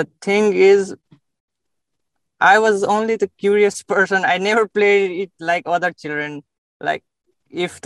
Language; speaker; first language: English; non-native, local second language; Nepali